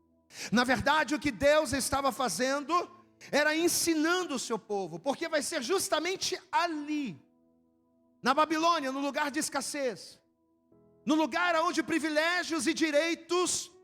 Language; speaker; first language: Portuguese; native; Portuguese